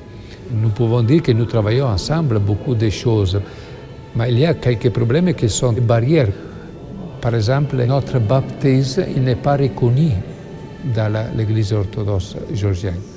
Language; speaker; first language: French; non-native, learner; Italian